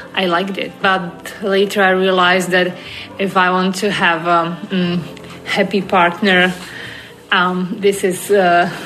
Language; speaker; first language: English; non-native, fluent; Czech